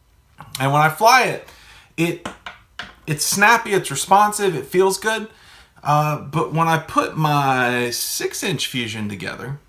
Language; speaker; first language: English; native; English